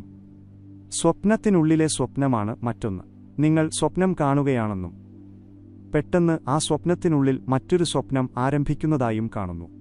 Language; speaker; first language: Malayalam; native; Malayalam